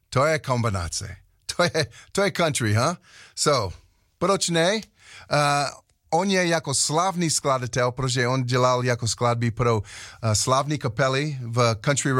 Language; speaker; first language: Czech; non-native, learner; English